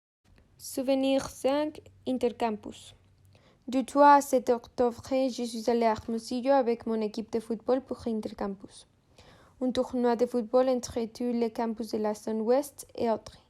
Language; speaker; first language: French; non-native, learner; Spanish